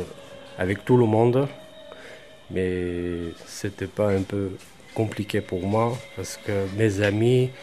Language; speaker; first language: French; non-native, fluent; Armenian